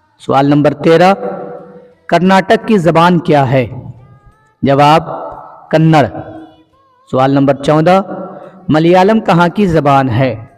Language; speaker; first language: Urdu; native; Urdu